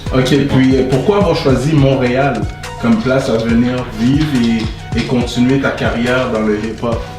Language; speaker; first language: French; native; French